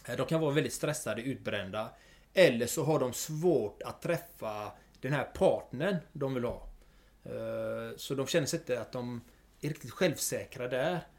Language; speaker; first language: Swedish; native; Swedish